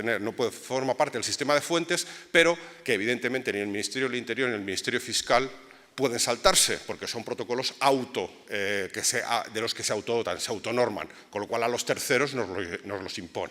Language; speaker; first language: Spanish; native; Spanish